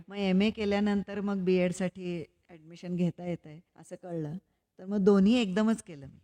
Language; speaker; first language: Marathi; non-native, local second language; Kannada